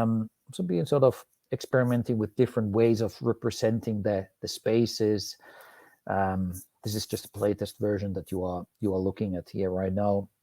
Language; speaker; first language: English; non-native, fluent; Finnish